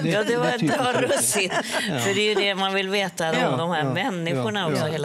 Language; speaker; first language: Swedish; native; Swedish